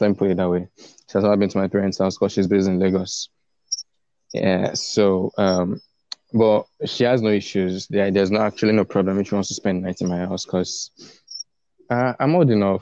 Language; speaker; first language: English; non-native, local second language; Yoruba